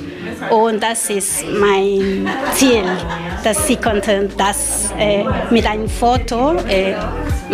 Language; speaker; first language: German; non-native, learner; Spanish